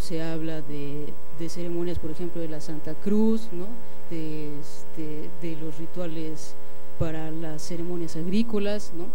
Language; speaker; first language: Spanish; native; Spanish